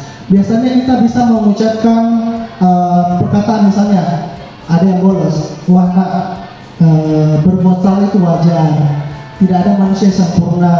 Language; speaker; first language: Indonesian; native; Indonesian